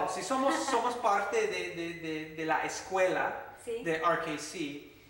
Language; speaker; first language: Spanish; non-native, fluent; English